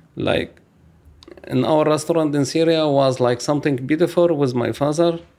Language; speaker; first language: English; non-native, learner; Arabic